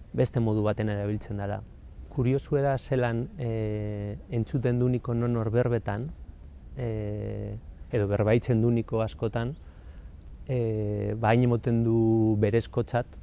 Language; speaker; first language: Basque; native; Basque